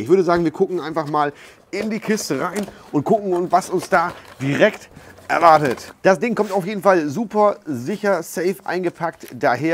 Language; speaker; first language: German; native; German